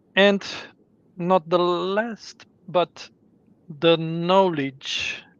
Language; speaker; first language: English; non-native, fluent; Romanian